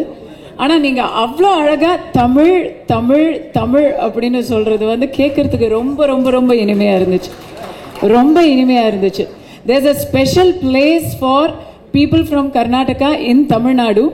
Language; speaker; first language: Tamil; native; Tamil